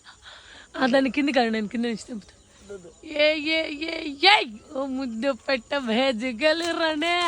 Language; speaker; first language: Telugu; native; Telugu